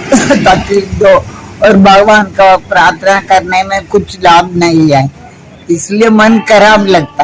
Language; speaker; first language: Hindi; non-native, local second language; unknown